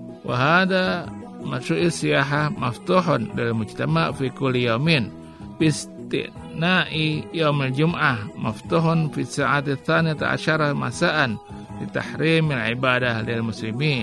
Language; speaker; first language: Arabic; non-native, fluent; Indonesian